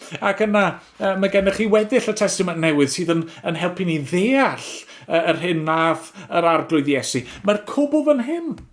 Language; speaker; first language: Welsh; native; Welsh